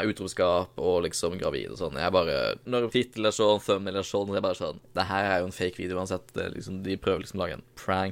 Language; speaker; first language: Norwegian; native; Norwegian